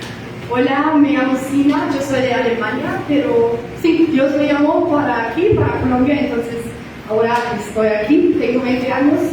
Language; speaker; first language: Spanish; non-native, fluent; German